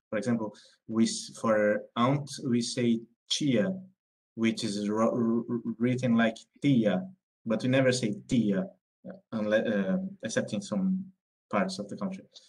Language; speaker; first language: English; non-native, fluent; Portuguese